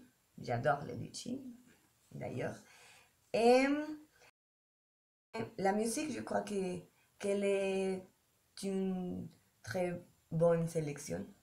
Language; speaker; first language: French; non-native, learner; Spanish